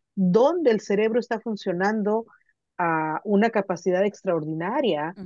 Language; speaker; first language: Spanish; native; Spanish